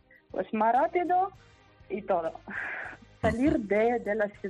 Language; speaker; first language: Spanish; non-native, fluent; Ukrainian